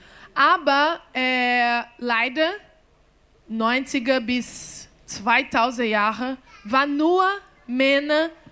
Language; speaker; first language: German; non-native, learner; Portuguese